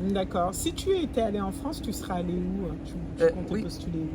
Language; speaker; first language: French; native; French